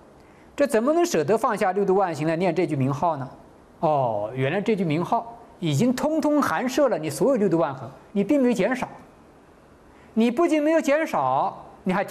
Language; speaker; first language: Chinese; native; Chinese